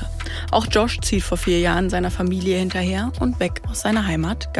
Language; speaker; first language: German; native; German